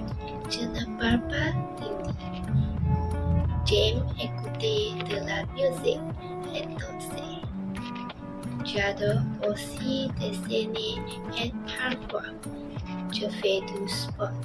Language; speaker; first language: French; non-native, learner; Chinese